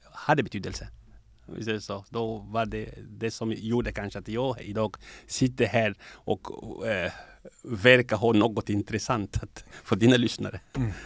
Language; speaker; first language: Swedish; non-native, fluent; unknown